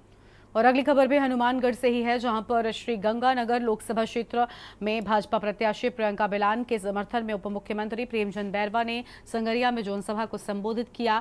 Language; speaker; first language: Hindi; native; Hindi